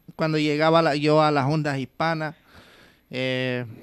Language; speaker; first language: Spanish; early bilingual, heritage; English